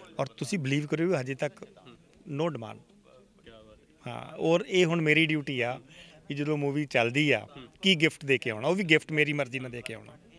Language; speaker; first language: Punjabi; native; Punjabi